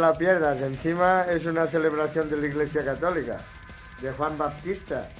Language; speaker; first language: Spanish; non-native, local second language; Catalan